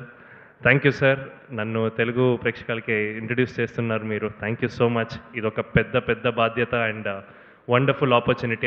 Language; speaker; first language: Telugu; non-native, learner; Kannada